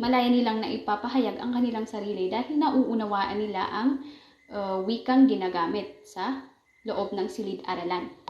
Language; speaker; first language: Filipino; non-native, local second language; Maranao